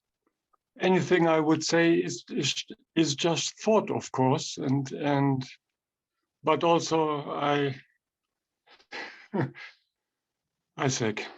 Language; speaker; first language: English; non-native, fluent; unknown